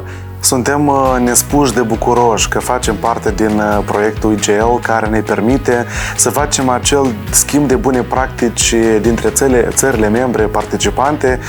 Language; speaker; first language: Romanian; native; Romanian